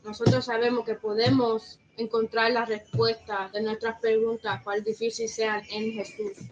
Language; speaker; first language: Spanish; early bilingual, heritage; Spanish